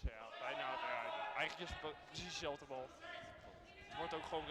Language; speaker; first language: Dutch; native; Dutch